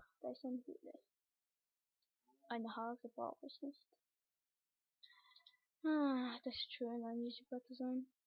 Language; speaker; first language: German; early bilingual, other home language; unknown